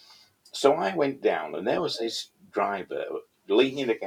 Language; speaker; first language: English; native; English